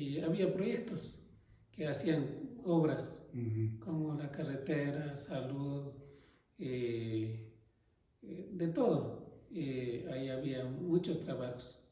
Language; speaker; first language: Spanish; non-native, local second language; Quechua